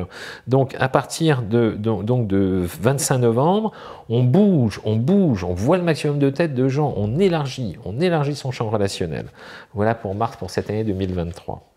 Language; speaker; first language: French; native; French